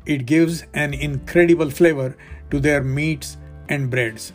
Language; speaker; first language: English; non-native, local second language; Marathi